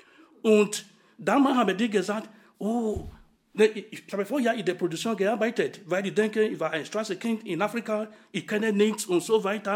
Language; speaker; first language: German; non-native, fluent; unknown